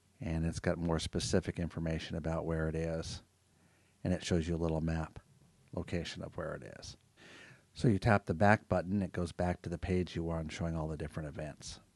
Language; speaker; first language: English; native; English